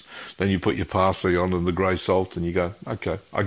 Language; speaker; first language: English; native; English